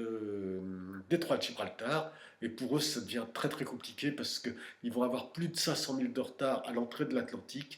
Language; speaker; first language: French; native; French